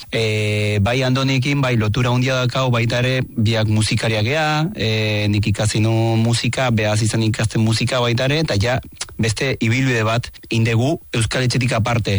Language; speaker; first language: Basque; non-native, fluent; Spanish